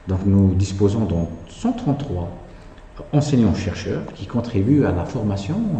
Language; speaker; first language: French; non-native, local second language; Arabic